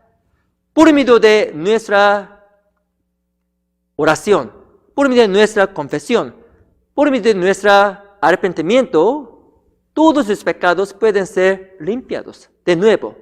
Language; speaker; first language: Spanish; non-native, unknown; Korean